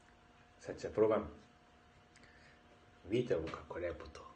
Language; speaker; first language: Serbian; non-native, learner; Japanese